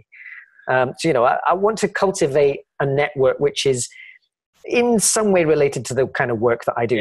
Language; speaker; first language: English; native; English